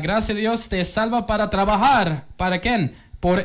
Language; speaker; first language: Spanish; early bilingual, heritage; English